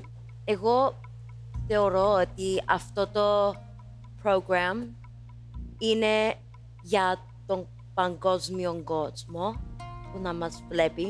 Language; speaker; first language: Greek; early bilingual, heritage; Greek